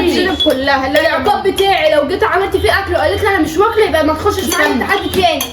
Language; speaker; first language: Arabic; native; Arabic